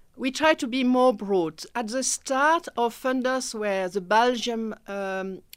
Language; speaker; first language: English; non-native, fluent; French